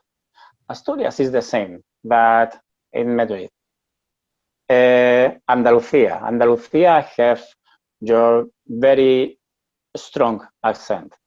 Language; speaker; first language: English; non-native, learner; Spanish